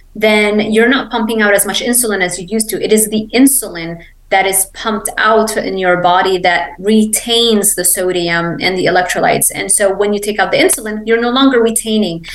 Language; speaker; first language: English; non-native, fluent; Arabic